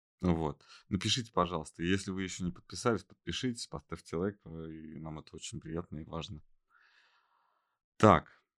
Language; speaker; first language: Russian; native; Russian